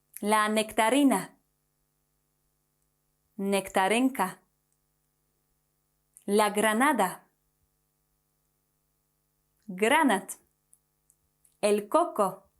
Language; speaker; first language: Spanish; non-native, fluent; Polish